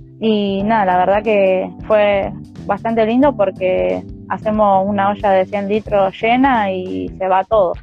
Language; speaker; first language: Spanish; native; Spanish